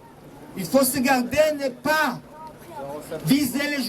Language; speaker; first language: French; non-native, fluent; Hebrew